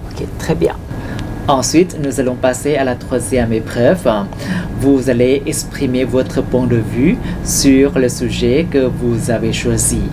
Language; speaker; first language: French; non-native, fluent; Thai